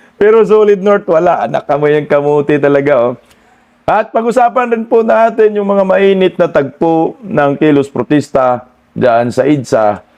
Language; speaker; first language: Filipino; non-native, local second language; Cebuano